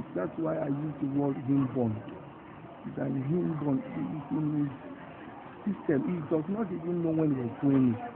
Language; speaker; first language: English; non-native, local second language; Yoruba